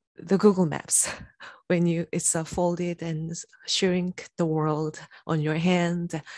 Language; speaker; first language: English; non-native, fluent; Korean